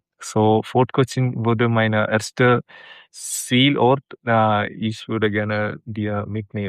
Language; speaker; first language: German; non-native, learner; Malayalam